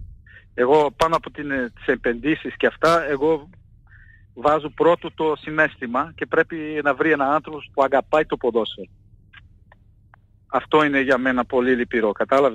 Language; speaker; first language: Greek; non-native, fluent; Portuguese